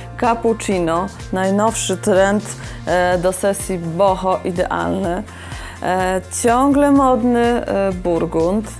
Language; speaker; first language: Polish; native; Polish